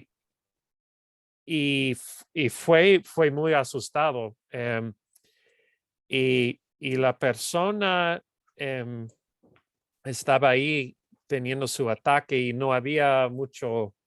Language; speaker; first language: Spanish; non-native, fluent; English